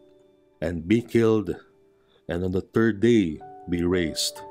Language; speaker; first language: English; non-native, local second language; Filipino